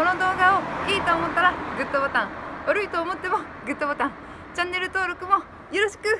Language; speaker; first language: Japanese; non-native, learner; Russian